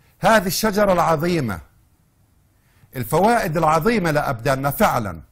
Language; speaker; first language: Arabic; native; Arabic